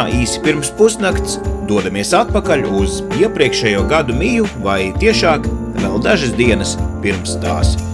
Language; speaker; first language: Latvian; native; Latvian